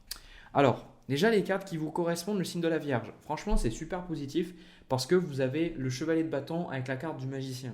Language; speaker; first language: French; native; French